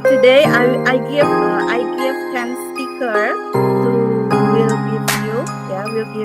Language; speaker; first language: English; non-native, fluent; Indonesian